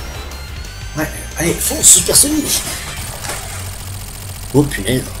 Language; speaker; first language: French; native; French